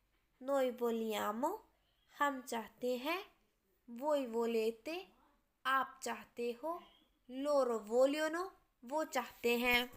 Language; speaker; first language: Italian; non-native, fluent; Urdu